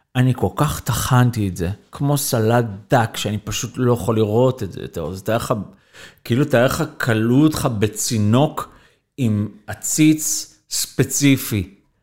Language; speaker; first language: Hebrew; native; Hebrew